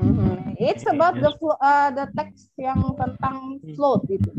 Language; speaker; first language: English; non-native, learner; Indonesian